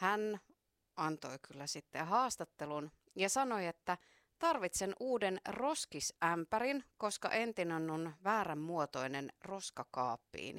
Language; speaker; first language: Finnish; native; Finnish